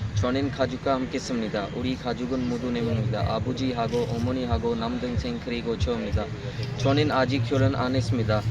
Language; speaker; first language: Korean; non-native, learner; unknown